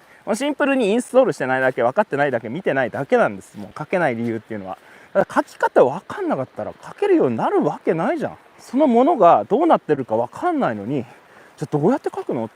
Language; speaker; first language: Japanese; native; Japanese